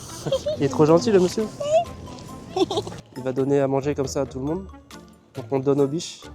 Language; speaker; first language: French; native; French